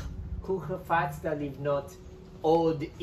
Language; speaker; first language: Hebrew; non-native, learner; English